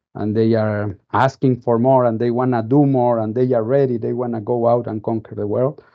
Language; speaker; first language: English; non-native, fluent; Spanish